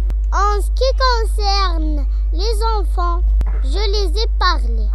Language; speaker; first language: French; non-native, local second language; Arabic